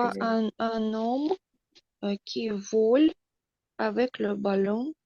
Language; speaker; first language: French; non-native, learner; Russian